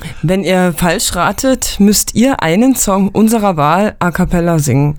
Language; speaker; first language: German; native; German